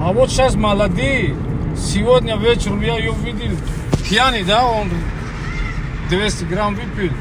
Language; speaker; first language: Russian; non-native, local second language; Tajik